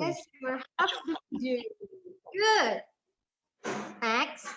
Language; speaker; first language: English; non-native, fluent; Indonesian